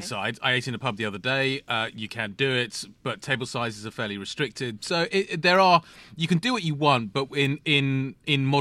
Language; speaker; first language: English; native; English